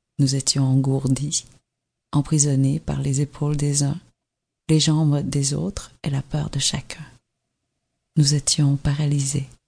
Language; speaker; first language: French; early bilingual, other home language; Vietnamese